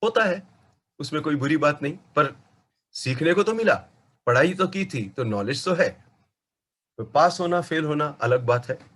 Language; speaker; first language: Hindi; non-native, local second language; Marathi